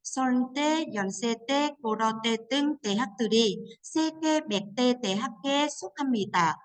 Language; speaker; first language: Korean; non-native, fluent; Vietnamese